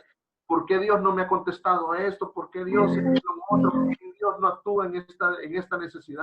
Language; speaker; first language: Spanish; native; Spanish